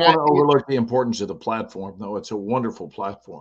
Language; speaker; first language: English; native; English